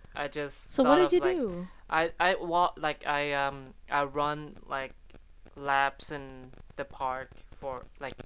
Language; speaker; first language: English; non-native, local second language; Chinese